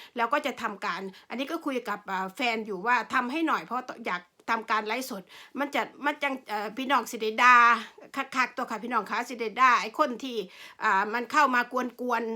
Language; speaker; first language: Thai; non-native, local second language; Northeastern Thai